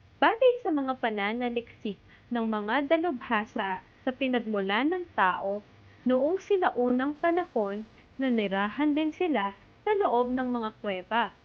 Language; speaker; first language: Filipino; native; Filipino